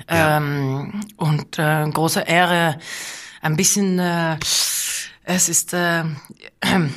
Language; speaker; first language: German; non-native, fluent; Norwegian